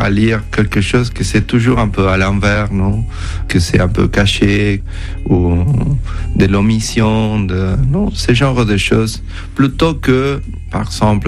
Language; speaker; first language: French; non-native, fluent; Spanish